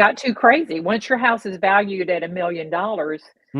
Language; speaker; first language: English; native; English